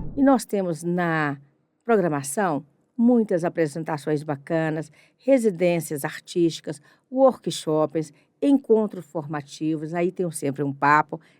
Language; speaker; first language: Portuguese; native; Portuguese